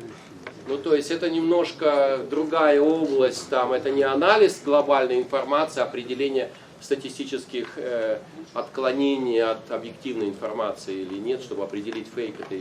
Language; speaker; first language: Russian; native; Russian